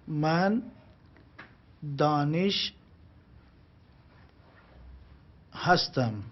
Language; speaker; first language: Persian; non-native, learner; Urdu